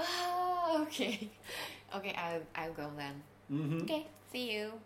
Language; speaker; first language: English; non-native, learner; Japanese